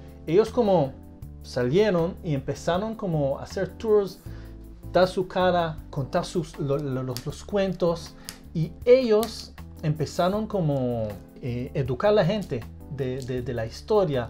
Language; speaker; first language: Spanish; early bilingual, heritage; Spanish